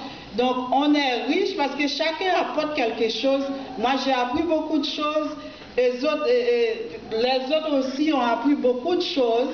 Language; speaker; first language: French; non-native, local second language; Haitian Creole